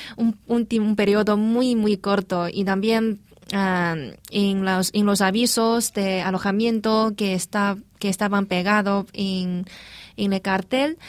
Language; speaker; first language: Spanish; non-native, fluent; Chinese